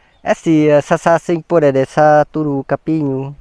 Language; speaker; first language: Portuguese; non-native, learner; Vietnamese